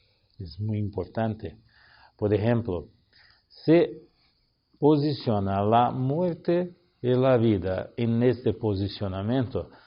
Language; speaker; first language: Spanish; non-native, learner; Portuguese